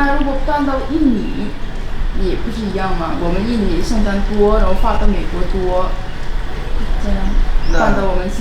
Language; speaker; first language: Chinese; non-native, fluent; Indonesian